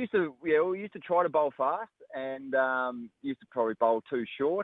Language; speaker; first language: English; native; English